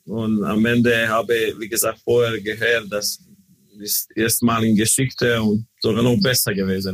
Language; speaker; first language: German; non-native, learner; Croatian